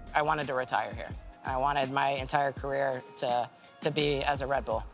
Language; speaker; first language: English; native; English